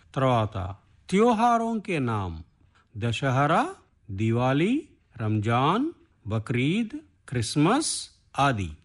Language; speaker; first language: Hindi; non-native, local second language; Telugu